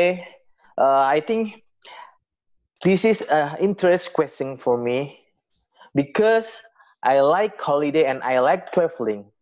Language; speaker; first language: English; non-native, learner; Indonesian